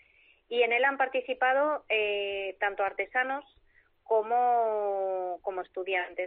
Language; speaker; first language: Spanish; native; Spanish